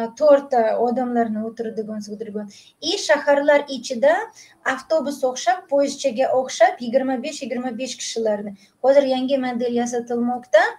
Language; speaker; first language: Uzbek; non-native, local second language; Russian